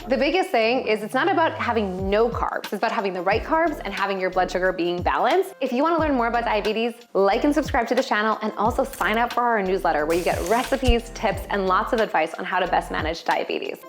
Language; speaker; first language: English; native; English